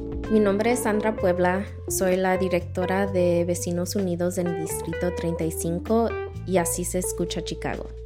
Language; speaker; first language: Spanish; early bilingual, heritage; Spanish